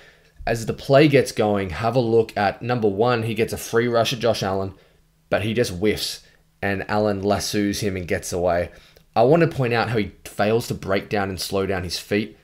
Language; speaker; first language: English; native; English